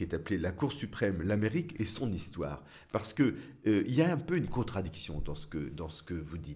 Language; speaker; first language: French; native; French